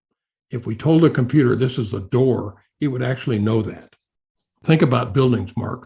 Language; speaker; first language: English; native; English